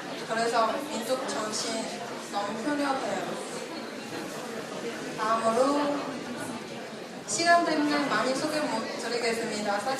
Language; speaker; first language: Korean; non-native, fluent; Chinese